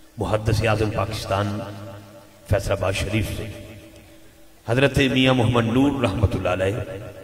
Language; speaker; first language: Urdu; non-native, local second language; Punjabi